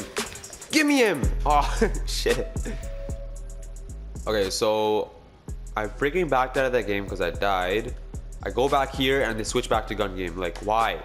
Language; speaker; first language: English; native; English